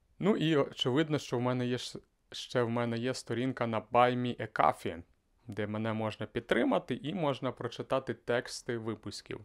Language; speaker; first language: Ukrainian; native; Ukrainian